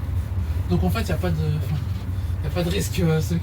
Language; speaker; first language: French; native; French